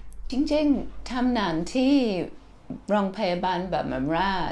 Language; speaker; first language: Thai; non-native, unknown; English